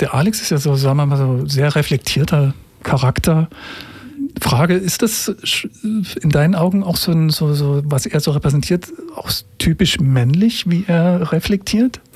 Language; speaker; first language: German; native; German